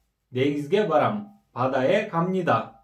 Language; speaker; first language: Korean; non-native, fluent; Kyrgyz